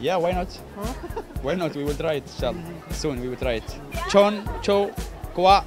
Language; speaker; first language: English; non-native, learner; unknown